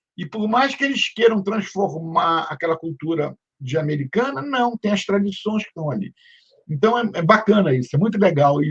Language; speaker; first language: Portuguese; native; Portuguese